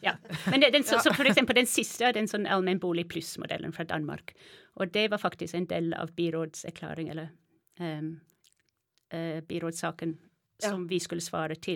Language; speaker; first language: Norwegian; non-native, fluent; English